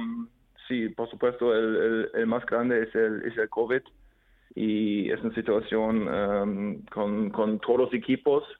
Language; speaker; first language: Spanish; non-native, learner; German